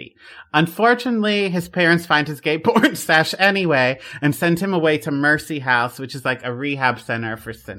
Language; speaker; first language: English; native; English